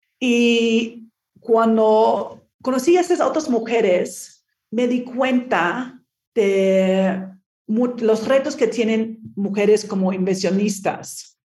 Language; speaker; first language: Spanish; non-native, fluent; English